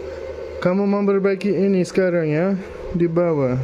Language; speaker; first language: Indonesian; non-native, learner; English